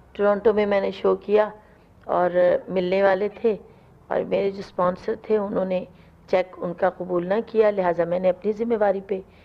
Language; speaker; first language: Urdu; non-native, local second language; Punjabi